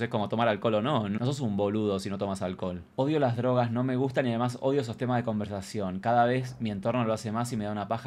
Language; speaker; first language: Spanish; native; Spanish